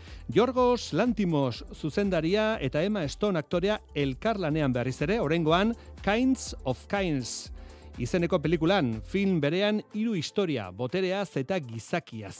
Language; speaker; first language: Basque; native; Basque